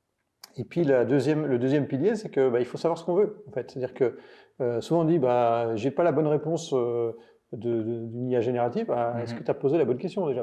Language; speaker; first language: French; native; French